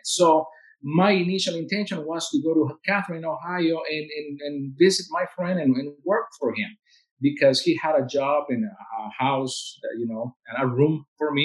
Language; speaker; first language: English; non-native, fluent; Spanish